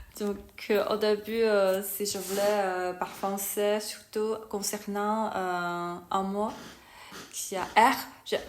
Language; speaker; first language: French; non-native, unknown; Chinese